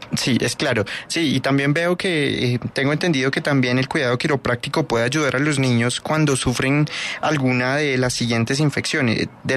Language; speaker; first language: Spanish; native; Spanish